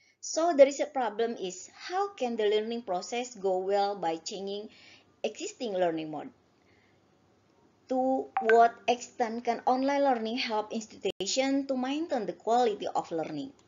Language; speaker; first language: English; non-native, learner; Indonesian